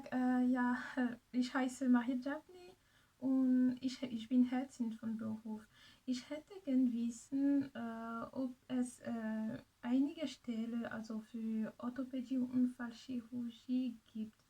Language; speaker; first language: German; non-native, learner; French